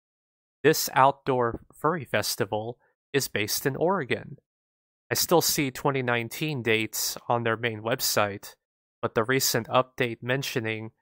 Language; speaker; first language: English; native; English